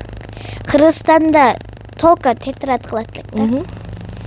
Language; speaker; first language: Kyrgyz; early bilingual, heritage; Kyrgyz